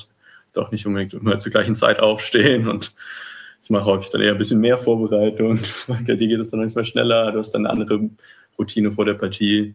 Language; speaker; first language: German; native; German